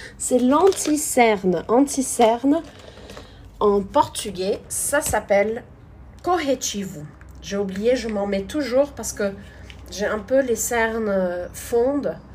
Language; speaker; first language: French; non-native, fluent; Portuguese